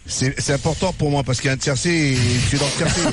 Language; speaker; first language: French; native; French